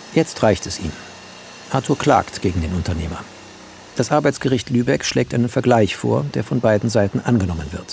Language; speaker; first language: German; native; German